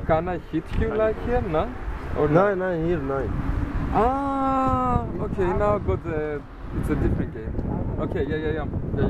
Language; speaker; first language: English; non-native, fluent; Greek